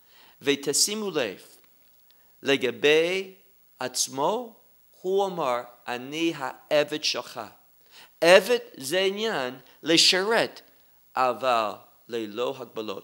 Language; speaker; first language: Hebrew; non-native, fluent; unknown